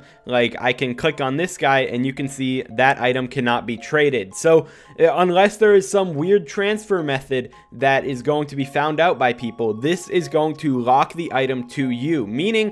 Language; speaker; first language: English; native; English